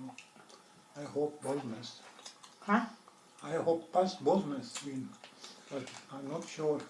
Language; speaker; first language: English; non-native, learner; Swedish